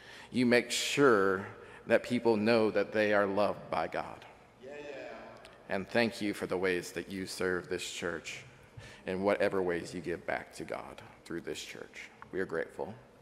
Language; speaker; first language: English; native; English